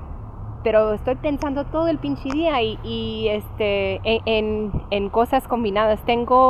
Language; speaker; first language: Spanish; early bilingual, heritage; English